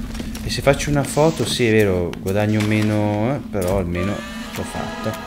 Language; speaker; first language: Italian; native; Italian